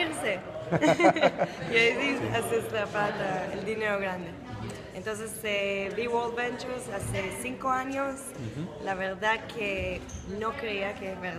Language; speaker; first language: Spanish; early bilingual, heritage; Spanish